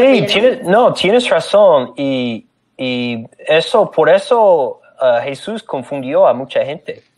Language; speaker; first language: Spanish; non-native, fluent; English